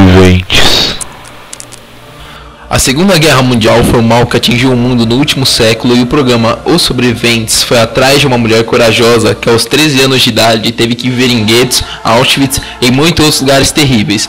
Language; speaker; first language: Portuguese; native; Portuguese